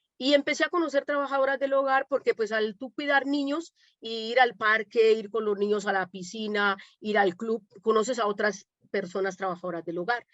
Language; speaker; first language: Spanish; native; Spanish